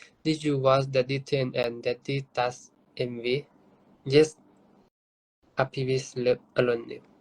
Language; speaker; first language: English; non-native, learner; Thai